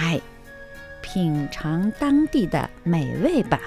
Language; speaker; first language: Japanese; non-native, fluent; Chinese